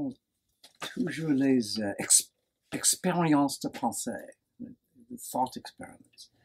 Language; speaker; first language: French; non-native, learner; English